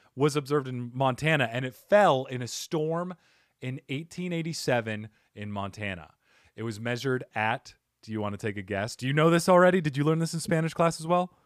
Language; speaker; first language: English; native; English